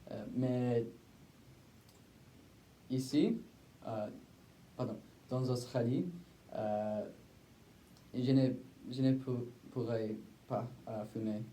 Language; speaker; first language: French; non-native, learner; English